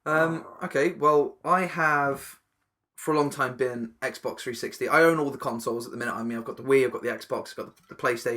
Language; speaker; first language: English; native; English